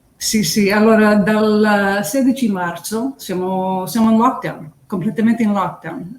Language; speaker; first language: Italian; early bilingual, heritage; English